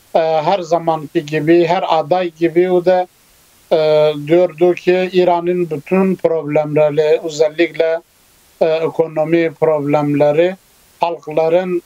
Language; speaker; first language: Turkish; non-native, fluent; Kurdish